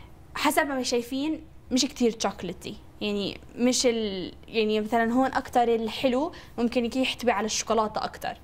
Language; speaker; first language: Arabic; native; Arabic